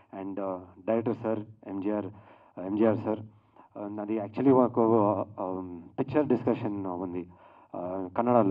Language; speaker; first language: Telugu; non-native, learner; Kannada